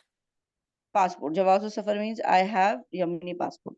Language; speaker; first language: English; non-native, learner; Arabic